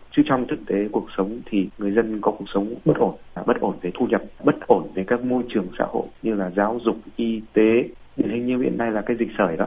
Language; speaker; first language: Vietnamese; native; Vietnamese